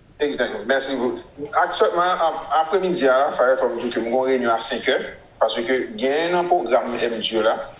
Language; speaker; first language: Haitian Creole; native; Haitian Creole